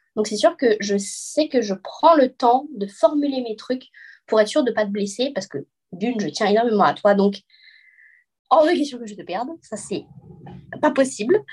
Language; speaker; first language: French; native; French